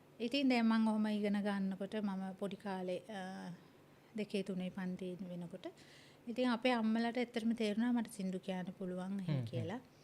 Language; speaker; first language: Sinhala; native; Sinhala